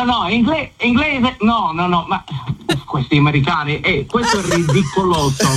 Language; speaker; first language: Italian; non-native, learner; English